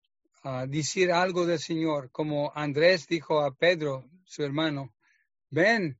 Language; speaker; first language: Spanish; non-native, fluent; English